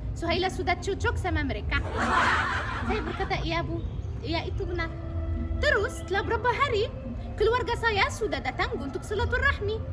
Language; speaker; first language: Indonesian; non-native, fluent; Arabic